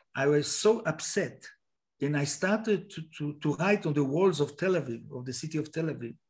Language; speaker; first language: English; non-native, fluent; Hebrew